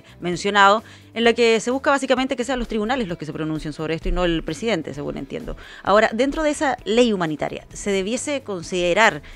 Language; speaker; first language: Spanish; native; Spanish